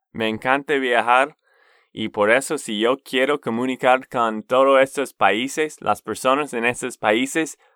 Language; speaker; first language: Spanish; non-native, fluent; English